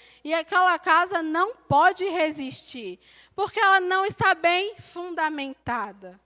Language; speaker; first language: Portuguese; native; Portuguese